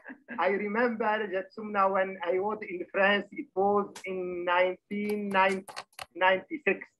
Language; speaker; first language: English; non-native, learner; Arabic